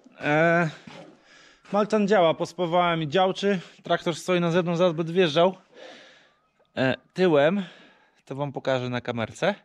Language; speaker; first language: Polish; native; Polish